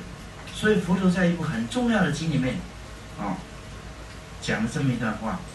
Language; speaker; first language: Chinese; native; Chinese